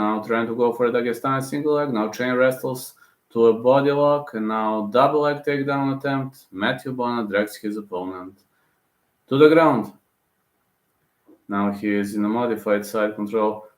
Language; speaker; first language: English; non-native, fluent; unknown